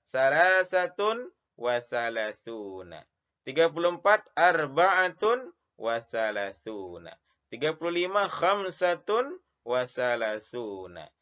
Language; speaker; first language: Arabic; non-native, fluent; Indonesian